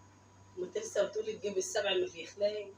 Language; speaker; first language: Arabic; native; Arabic